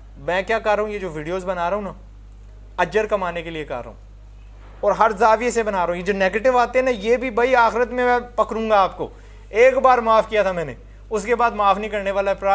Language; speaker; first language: Urdu; non-native, fluent; English